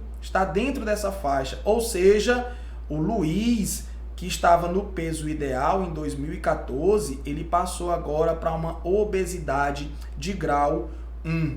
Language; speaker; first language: Portuguese; native; Portuguese